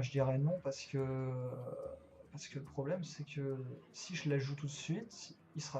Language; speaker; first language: French; native; French